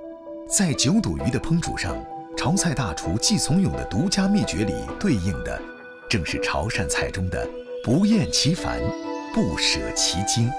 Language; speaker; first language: Chinese; native; Chinese